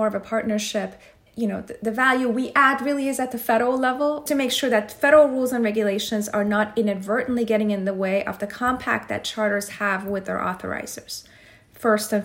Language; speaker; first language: English; non-native, fluent; Persian